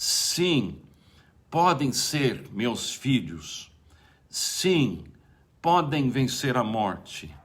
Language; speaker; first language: Portuguese; non-native, fluent; English